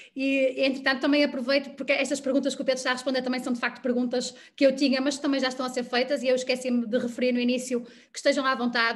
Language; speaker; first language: Portuguese; native; Portuguese